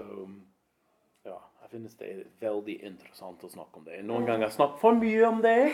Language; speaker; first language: Norwegian; non-native, fluent; English